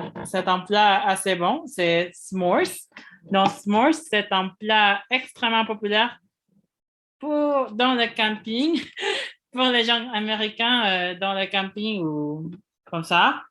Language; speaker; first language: French; non-native, fluent; Indonesian